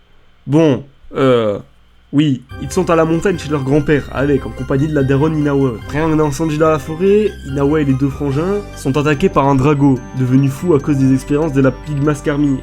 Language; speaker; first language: French; native; French